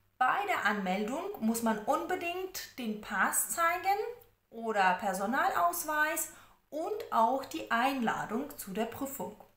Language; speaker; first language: German; non-native, fluent; Russian